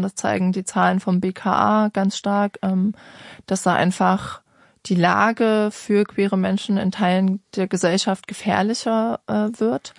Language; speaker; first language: German; native; German